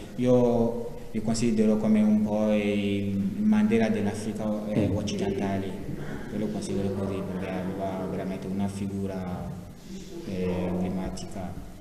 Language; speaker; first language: Italian; non-native, fluent; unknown